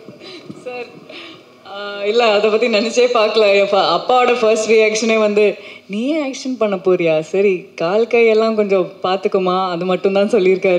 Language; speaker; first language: Tamil; non-native, local second language; Malayalam